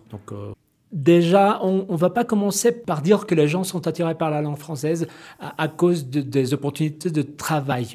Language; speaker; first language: French; non-native, fluent; Spanish